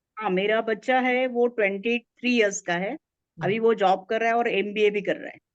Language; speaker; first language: Hindi; native; Hindi